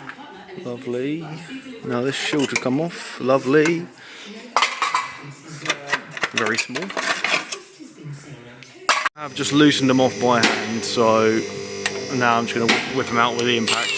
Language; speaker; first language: English; native; English